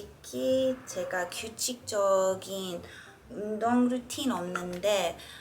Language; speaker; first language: Korean; early bilingual, heritage; English